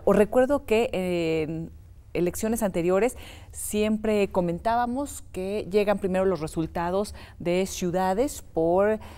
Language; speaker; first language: Spanish; native; Spanish